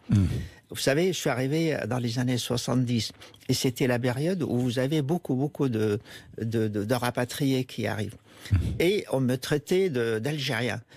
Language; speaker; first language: French; non-native, fluent; Arabic